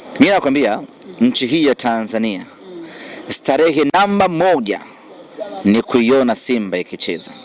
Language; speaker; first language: Swahili; native; Swahili